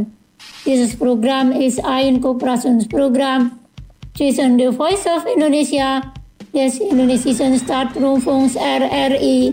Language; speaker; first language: German; non-native, fluent; Indonesian